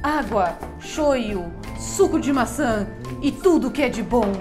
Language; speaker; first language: Portuguese; native; Portuguese